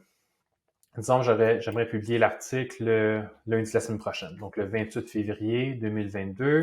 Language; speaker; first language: French; native; French